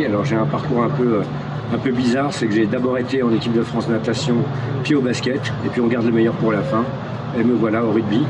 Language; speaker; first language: French; native; French